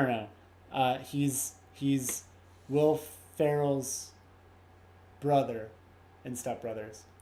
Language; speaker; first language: English; native; English